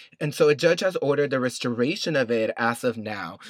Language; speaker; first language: English; early bilingual, other home language; Spanish